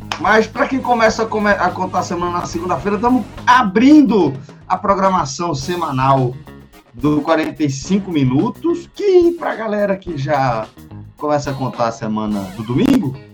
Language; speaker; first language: Portuguese; native; Portuguese